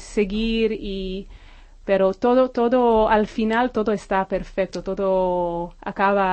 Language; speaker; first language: Spanish; non-native, fluent; Hebrew